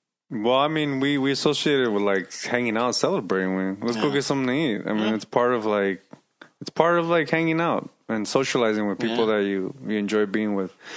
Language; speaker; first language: English; early bilingual, other home language; Spanish